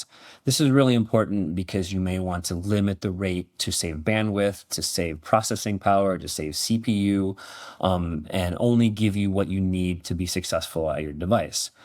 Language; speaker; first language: English; native; English